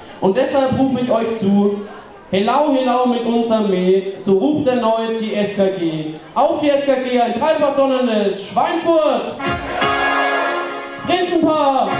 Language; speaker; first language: German; native; German